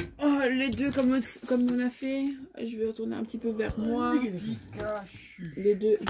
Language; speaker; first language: French; native; French